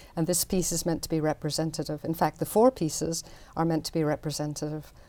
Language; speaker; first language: English; native; English